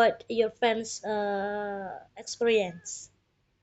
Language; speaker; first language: English; non-native, fluent; Indonesian